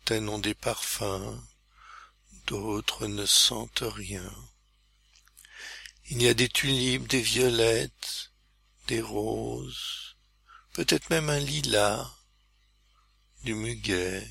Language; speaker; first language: French; native; French